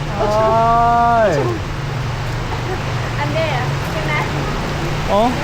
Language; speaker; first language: Korean; non-native, learner; Lao